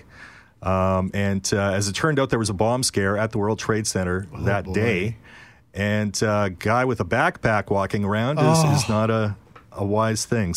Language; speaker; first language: English; native; English